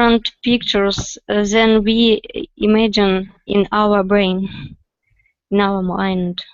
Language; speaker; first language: English; non-native, learner; Russian